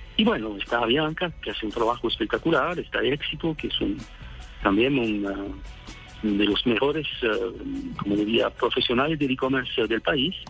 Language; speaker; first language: Spanish; non-native, fluent; Swedish